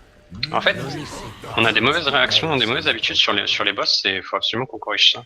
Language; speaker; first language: French; native; French